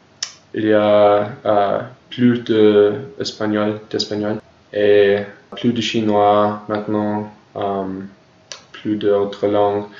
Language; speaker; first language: French; non-native, learner; English